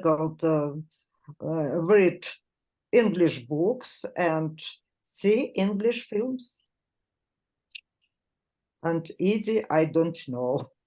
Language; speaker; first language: English; non-native, learner; Russian